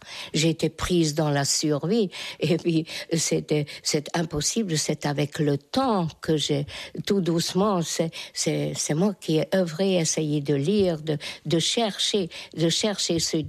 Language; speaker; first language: French; non-native, fluent; Hungarian